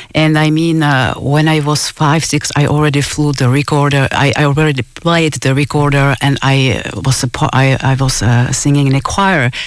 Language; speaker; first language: English; non-native, fluent; Czech